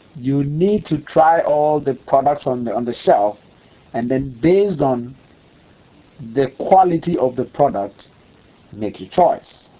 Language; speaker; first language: English; non-native, local second language; Akan